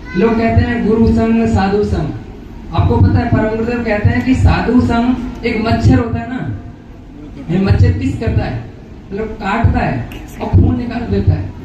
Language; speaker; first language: Hindi; native; Hindi